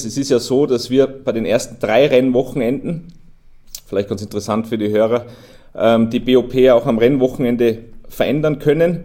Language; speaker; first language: German; native; German